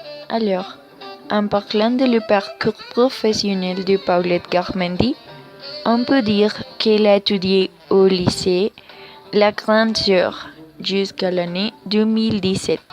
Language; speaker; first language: French; non-native, learner; Spanish